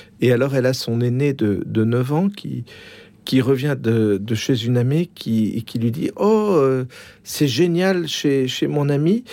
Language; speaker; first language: French; native; French